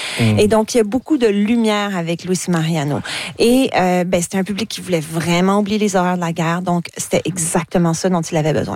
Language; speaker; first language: French; native; French